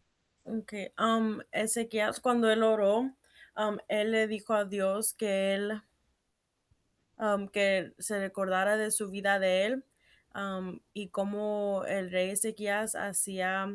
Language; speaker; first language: Spanish; early bilingual, heritage; Spanish